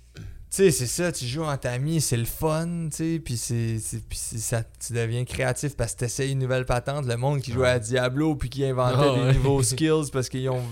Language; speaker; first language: French; native; French